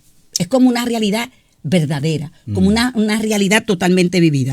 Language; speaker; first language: Spanish; native; Spanish